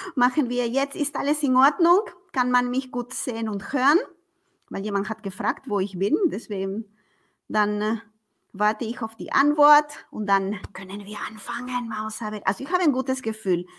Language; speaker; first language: German; non-native, fluent; Spanish